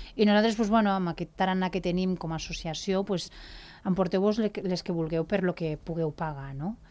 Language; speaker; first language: Catalan; non-native, local second language; Spanish